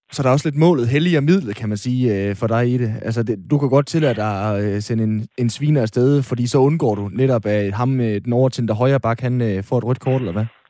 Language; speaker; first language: Danish; native; Danish